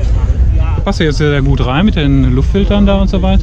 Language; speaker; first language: German; native; German